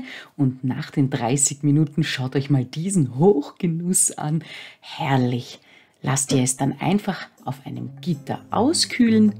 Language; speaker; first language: German; native; German